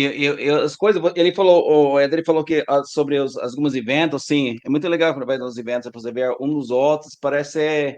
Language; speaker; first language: Portuguese; non-native, learner; English